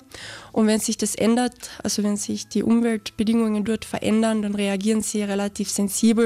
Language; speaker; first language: German; native; German